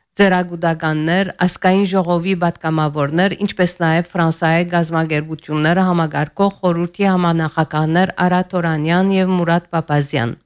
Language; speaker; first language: Armenian; early bilingual, heritage; Armenian